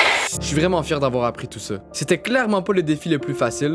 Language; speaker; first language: French; native; French